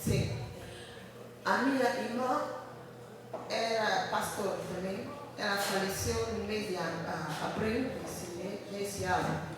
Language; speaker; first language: Portuguese; non-native, learner; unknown